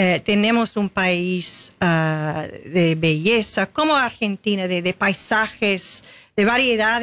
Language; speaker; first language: Spanish; non-native, fluent; English